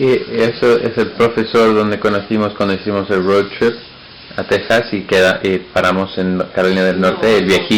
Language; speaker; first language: Spanish; early bilingual, heritage; English